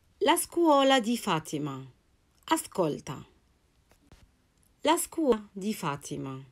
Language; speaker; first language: Italian; non-native, fluent; Arabic